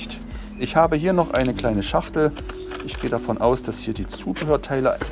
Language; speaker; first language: German; native; German